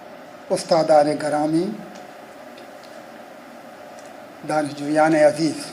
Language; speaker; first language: Persian; non-native, fluent; Urdu